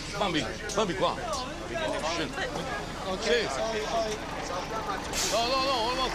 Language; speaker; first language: Italian; native; Italian